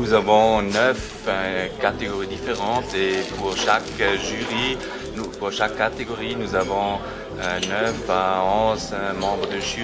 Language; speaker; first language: French; non-native, learner; German